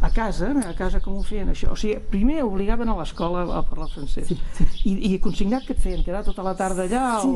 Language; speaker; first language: Catalan; native; Catalan